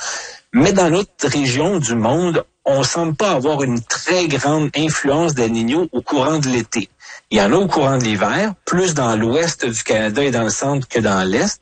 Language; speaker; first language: French; native; French